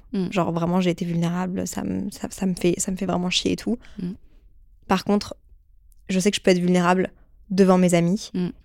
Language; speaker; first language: French; native; French